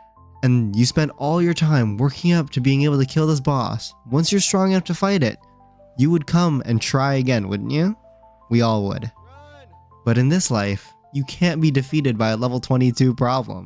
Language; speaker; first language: English; native; English